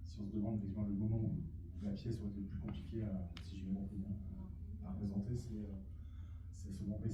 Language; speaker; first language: French; native; French